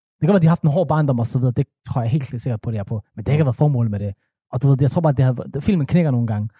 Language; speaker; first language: Danish; early bilingual, other home language; Somali